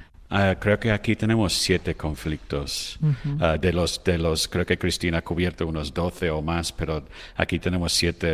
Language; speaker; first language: Spanish; non-native, fluent; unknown